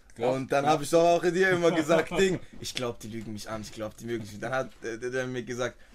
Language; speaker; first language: German; native; German